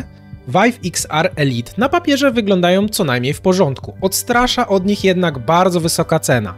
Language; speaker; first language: Polish; native; Polish